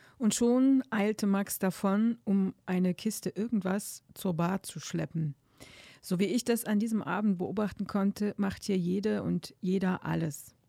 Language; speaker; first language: German; native; German